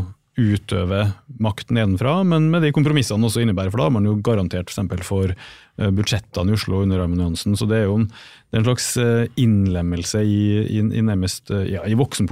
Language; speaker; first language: Norwegian; native; Norwegian